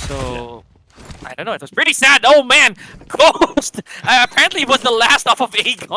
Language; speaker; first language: English; non-native, local second language; Filipino